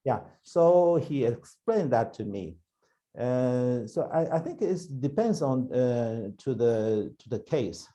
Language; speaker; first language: English; non-native, learner; Chinese